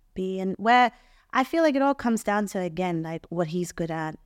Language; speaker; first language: English; non-native, local second language; German